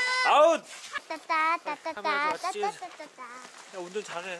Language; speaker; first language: Korean; native; Korean